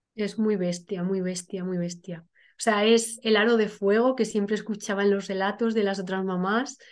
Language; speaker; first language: Spanish; native; Spanish